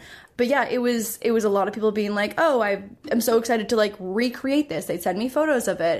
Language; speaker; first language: English; native; English